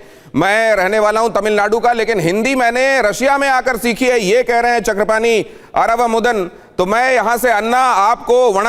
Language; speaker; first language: Hindi; native; Hindi